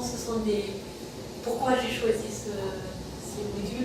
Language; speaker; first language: French; non-native, fluent; Persian